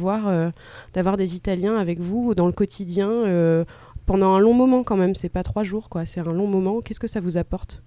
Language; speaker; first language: French; native; French